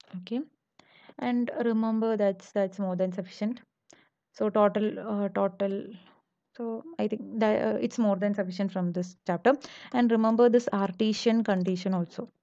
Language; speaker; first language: English; non-native, local second language; Malayalam